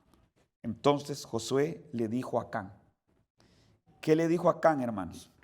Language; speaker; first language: Spanish; native; Spanish